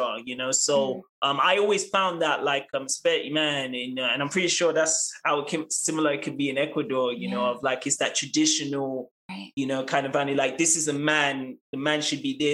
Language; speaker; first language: English; native; English